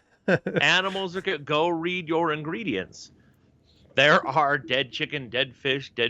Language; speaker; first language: English; native; English